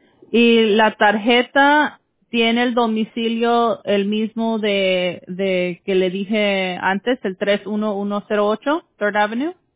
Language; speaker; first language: Spanish; early bilingual, heritage; Spanish